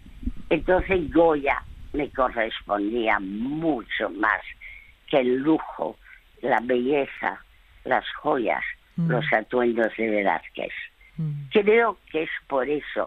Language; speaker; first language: Spanish; early bilingual, other home language; French